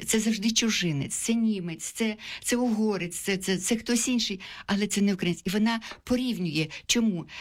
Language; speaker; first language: Ukrainian; native; Ukrainian